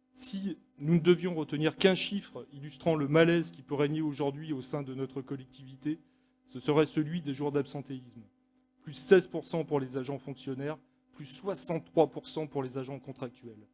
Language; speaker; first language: French; native; French